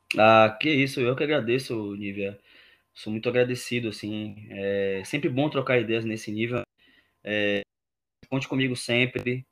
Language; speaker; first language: Portuguese; native; Portuguese